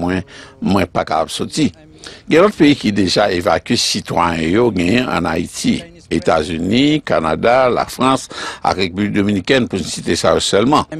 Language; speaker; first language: French; early bilingual, heritage; Haitian Creole